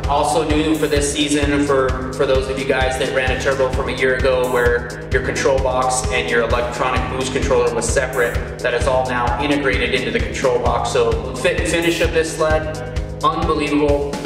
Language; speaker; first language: English; native; English